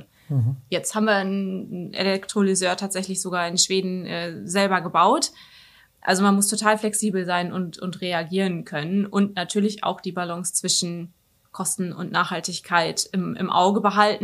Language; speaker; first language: German; native; German